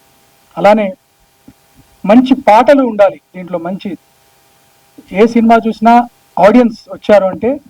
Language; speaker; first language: Telugu; native; Telugu